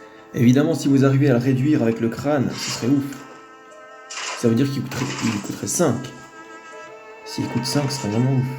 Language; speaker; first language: French; native; French